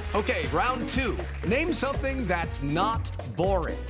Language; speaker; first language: English; non-native, fluent; Dutch